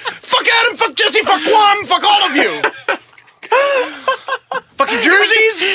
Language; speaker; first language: English; native; English